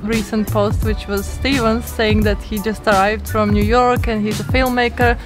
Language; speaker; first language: English; non-native, fluent; Latvian